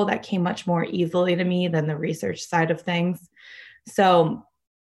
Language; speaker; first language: English; native; English